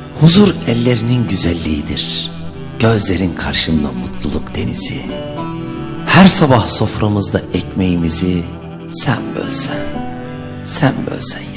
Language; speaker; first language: Turkish; native; Turkish